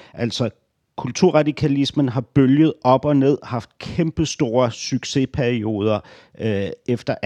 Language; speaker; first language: Danish; native; Danish